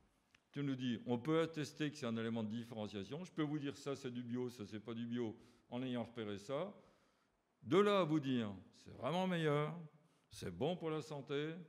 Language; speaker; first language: French; native; French